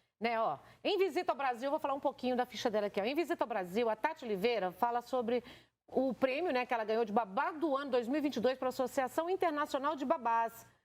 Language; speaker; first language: Portuguese; native; Portuguese